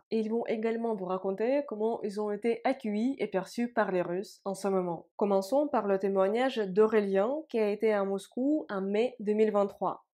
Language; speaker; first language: French; non-native, fluent; Russian